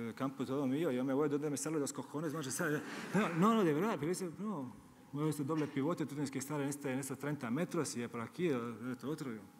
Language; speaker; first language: Spanish; non-native, fluent; Serbian